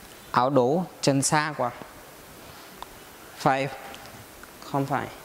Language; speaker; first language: Vietnamese; non-native, learner; Hindi